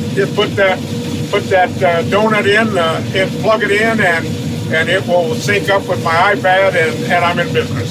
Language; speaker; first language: English; native; English